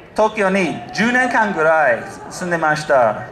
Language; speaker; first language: Japanese; non-native, learner; English